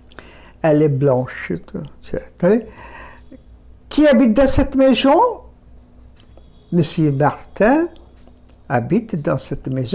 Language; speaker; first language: French; non-native, fluent; Bangla